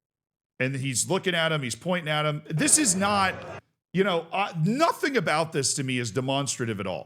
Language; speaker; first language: English; native; English